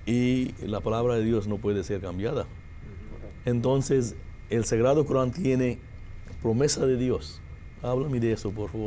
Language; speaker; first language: Spanish; non-native, fluent; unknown